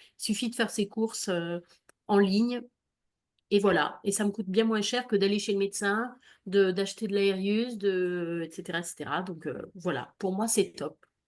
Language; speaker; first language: French; native; French